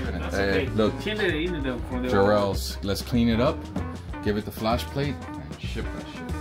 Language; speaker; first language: English; early bilingual, other home language; Spanish